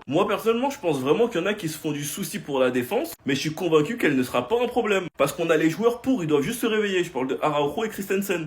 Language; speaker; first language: French; native; French